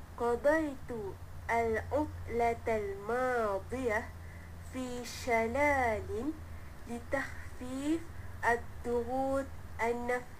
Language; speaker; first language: Arabic; non-native, learner; Malay